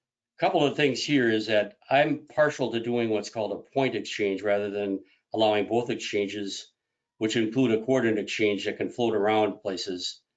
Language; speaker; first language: English; native; English